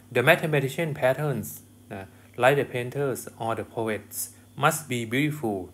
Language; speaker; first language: English; non-native, fluent; Thai